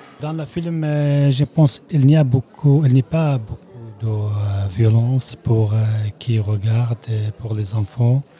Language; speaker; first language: French; non-native, learner; Kurdish